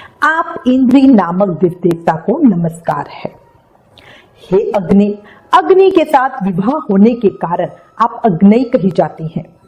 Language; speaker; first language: Hindi; native; Hindi